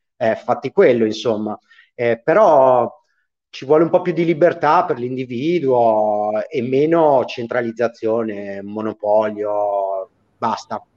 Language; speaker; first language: Italian; native; Italian